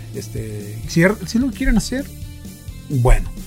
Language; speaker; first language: Spanish; native; Spanish